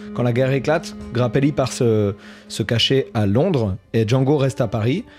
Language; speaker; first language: French; native; French